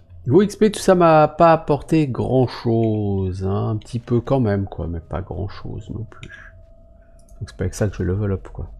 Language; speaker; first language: French; native; French